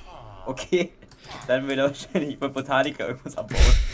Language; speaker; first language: German; native; German